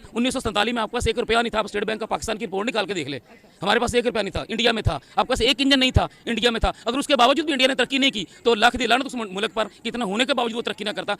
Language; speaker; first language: Urdu; non-native, local second language; Punjabi